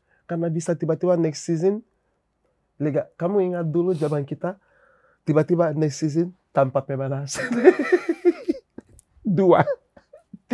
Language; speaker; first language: Indonesian; non-native, fluent; English